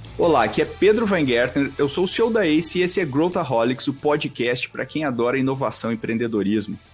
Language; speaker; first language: Portuguese; native; Portuguese